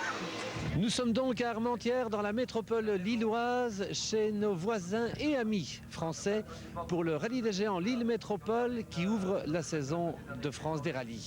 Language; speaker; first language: French; native; French